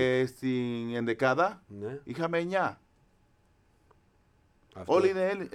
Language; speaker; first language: Greek; non-native, fluent; Spanish